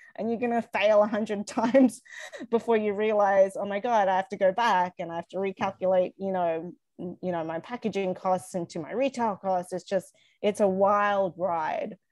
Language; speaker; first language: English; native; English